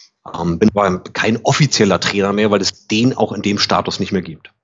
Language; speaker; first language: German; native; German